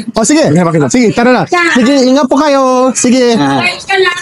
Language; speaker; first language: Filipino; non-native, learner; English